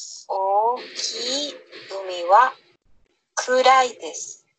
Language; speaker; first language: Japanese; non-native, learner; Spanish